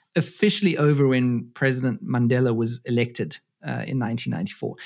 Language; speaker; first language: English; native; English